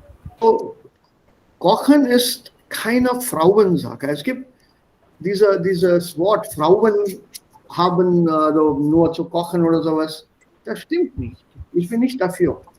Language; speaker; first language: German; non-native, fluent; Hindi